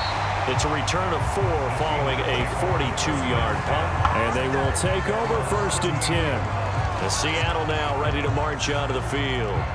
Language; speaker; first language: English; native; English